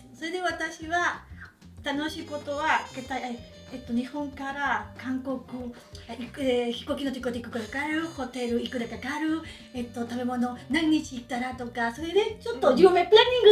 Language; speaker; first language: Japanese; non-native, learner; Spanish